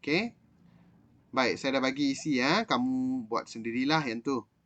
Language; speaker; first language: Malay; non-native, local second language; Tamil